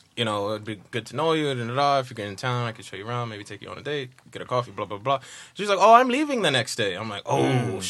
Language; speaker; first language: English; native; English